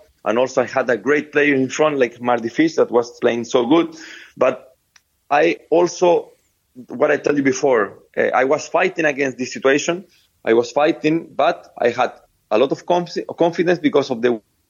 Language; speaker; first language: English; non-native, fluent; Spanish